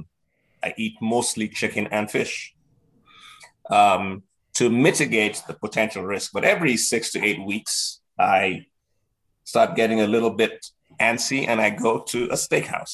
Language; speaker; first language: English; non-native, local second language; Yoruba